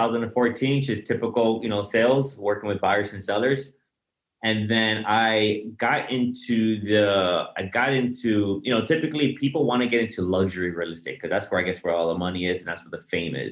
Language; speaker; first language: English; native; English